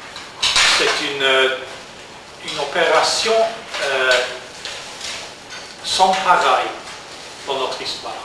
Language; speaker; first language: French; non-native, learner; English